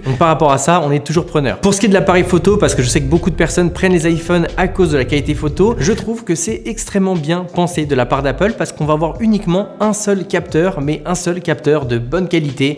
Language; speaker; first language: French; native; French